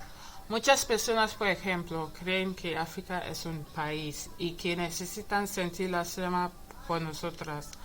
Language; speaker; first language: Spanish; non-native, learner; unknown